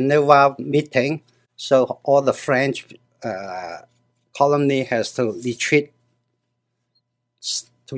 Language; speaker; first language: English; non-native, learner; Cantonese